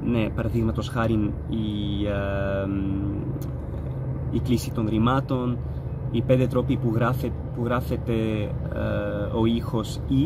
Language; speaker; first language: Greek; non-native, fluent; Arabic